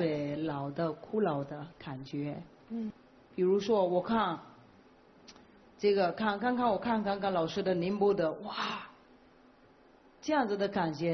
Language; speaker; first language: Chinese; non-native, learner; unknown